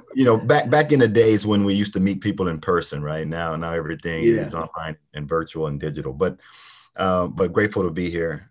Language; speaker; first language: English; native; English